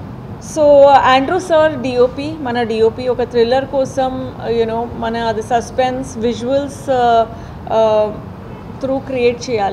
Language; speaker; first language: Telugu; non-native, fluent; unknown